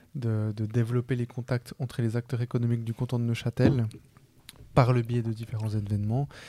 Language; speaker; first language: French; early bilingual, other home language; Spanish